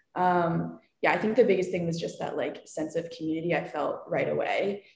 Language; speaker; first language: English; native; English